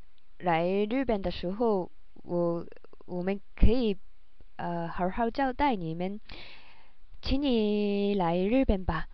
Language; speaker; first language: Chinese; non-native, learner; Japanese